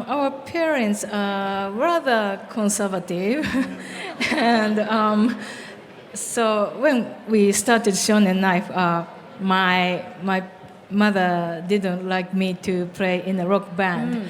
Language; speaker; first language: English; non-native, learner; Japanese